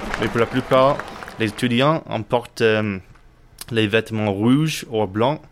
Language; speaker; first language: French; non-native, learner; English